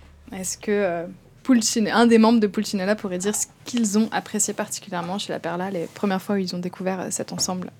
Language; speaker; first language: French; native; French